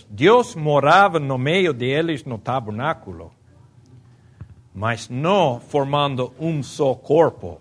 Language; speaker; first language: Portuguese; non-native, fluent; Spanish